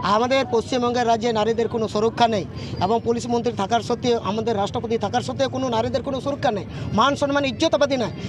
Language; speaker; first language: Bangla; non-native, local second language; Santali